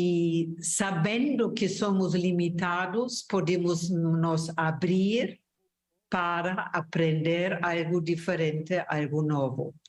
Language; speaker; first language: Portuguese; non-native, fluent; German